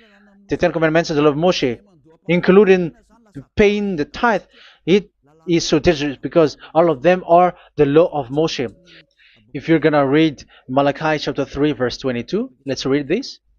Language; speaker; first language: English; non-native, fluent; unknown